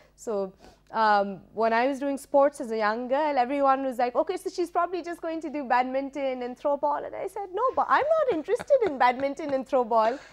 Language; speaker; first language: English; non-native, local second language; Urdu